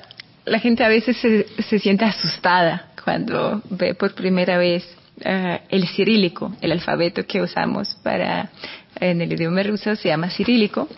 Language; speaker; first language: Spanish; non-native, fluent; Russian